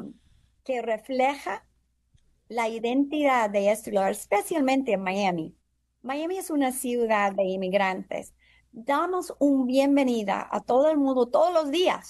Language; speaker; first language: Spanish; non-native, learner; English